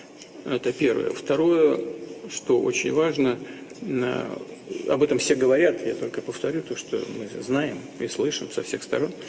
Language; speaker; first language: Russian; native; Russian